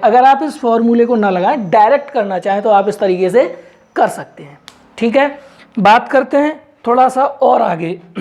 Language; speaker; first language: Hindi; native; Hindi